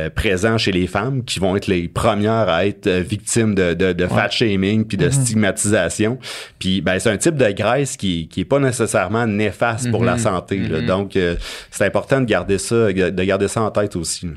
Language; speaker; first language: French; native; French